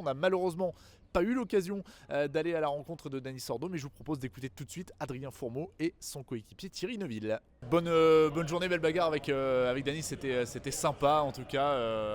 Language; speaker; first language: French; native; French